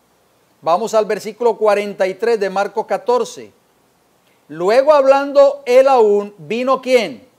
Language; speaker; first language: Spanish; native; Spanish